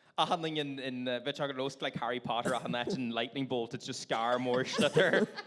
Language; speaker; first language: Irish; non-native, local second language; English